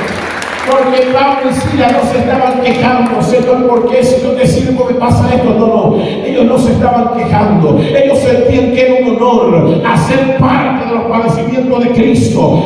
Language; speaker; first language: Spanish; native; Spanish